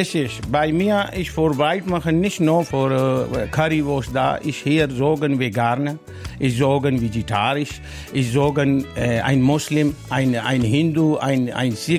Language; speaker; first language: German; non-native, learner; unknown